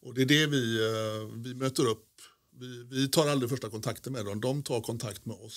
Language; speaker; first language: Swedish; native; Swedish